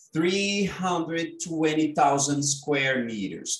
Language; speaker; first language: English; non-native, fluent; Portuguese